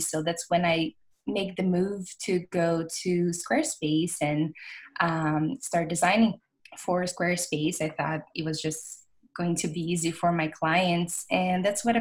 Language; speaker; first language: English; non-native, fluent; Portuguese